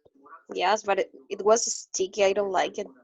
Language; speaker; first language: English; non-native, learner; Spanish